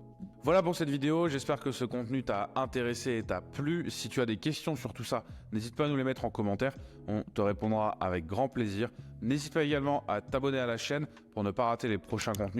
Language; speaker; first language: French; native; French